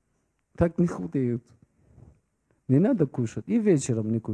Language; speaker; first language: Russian; non-native, fluent; Persian